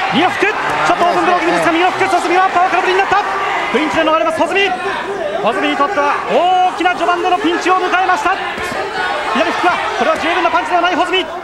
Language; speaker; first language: Japanese; native; Japanese